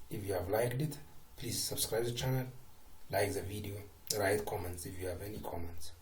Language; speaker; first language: English; non-native, local second language; Amharic